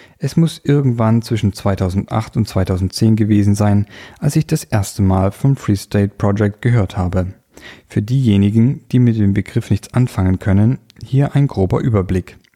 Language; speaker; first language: German; native; German